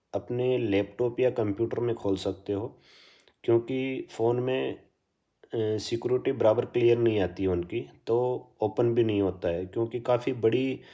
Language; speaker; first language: Hindi; native; Hindi